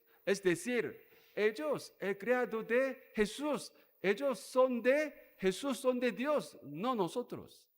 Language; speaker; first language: Spanish; non-native, learner; Korean